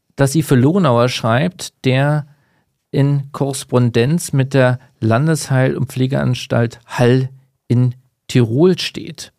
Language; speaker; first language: German; native; German